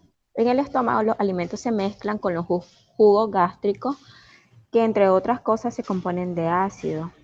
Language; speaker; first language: Spanish; native; Spanish